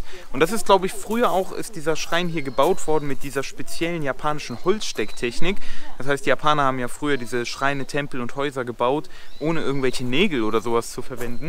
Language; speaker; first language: German; native; German